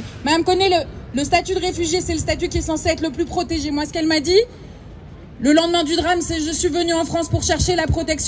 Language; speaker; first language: French; native; French